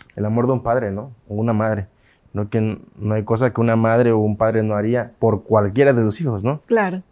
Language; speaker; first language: Spanish; native; Spanish